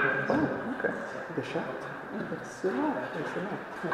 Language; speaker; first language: French; non-native, fluent; English